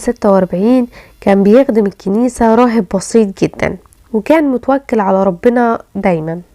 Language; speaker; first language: Arabic; native; Arabic